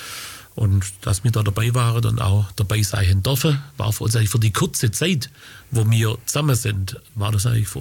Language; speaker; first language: German; native; German